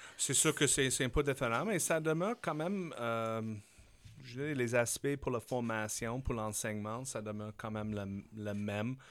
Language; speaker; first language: French; non-native, fluent; English